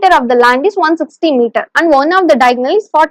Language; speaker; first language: English; non-native, local second language; Tamil